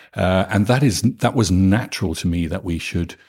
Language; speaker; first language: English; native; English